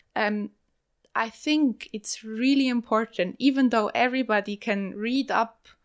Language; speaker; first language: English; non-native, fluent; German